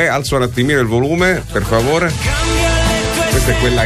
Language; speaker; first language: Italian; native; Italian